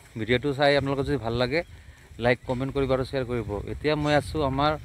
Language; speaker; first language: Assamese; non-native, local second language; Bangla